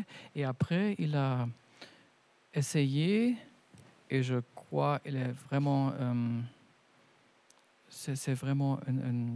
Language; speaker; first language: French; non-native, fluent; German